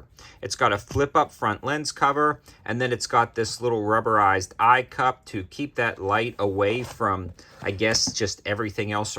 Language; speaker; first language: English; native; English